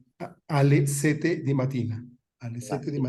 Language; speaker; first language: Italian; non-native, learner; Spanish